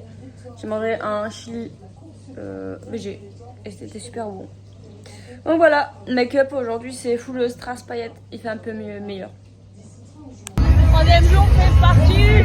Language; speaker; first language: French; native; French